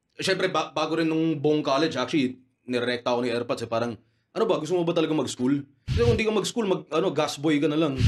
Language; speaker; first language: Filipino; native; Filipino